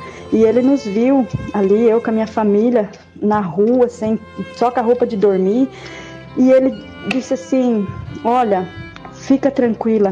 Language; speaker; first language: Portuguese; native; Portuguese